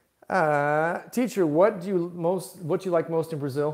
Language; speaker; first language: English; native; English